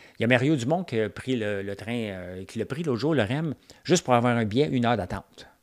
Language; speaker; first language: French; native; French